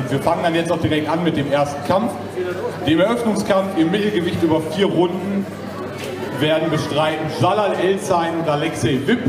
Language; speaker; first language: German; native; German